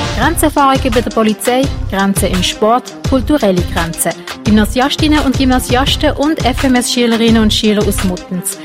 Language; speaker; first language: German; native; German